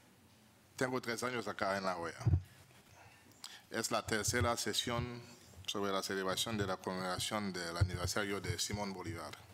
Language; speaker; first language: Spanish; non-native, fluent; Haitian Creole